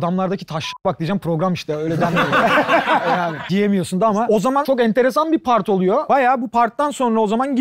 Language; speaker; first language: Turkish; native; Turkish